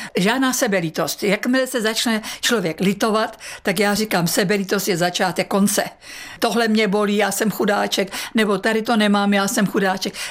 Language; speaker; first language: Czech; native; Czech